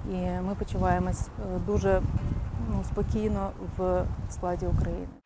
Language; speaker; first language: Ukrainian; non-native, local second language; Crimean Tatar